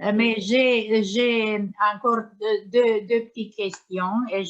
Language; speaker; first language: French; non-native, learner; Romanian